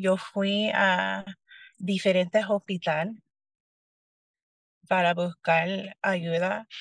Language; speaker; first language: Spanish; early bilingual, heritage; Spanish